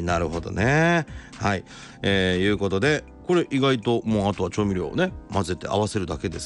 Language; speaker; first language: Japanese; native; Japanese